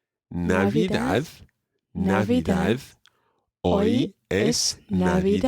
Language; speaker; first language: Spanish; non-native, fluent; English